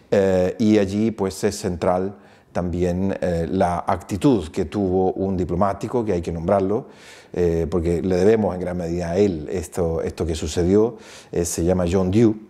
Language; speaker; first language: Spanish; native; Spanish